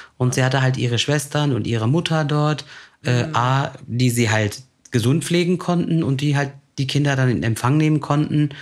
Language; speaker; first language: German; early bilingual, other home language; Turkish